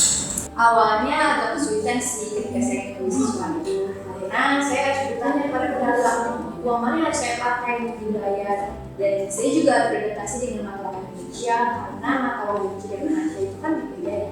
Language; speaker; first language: Indonesian; early bilingual, heritage; Indonesian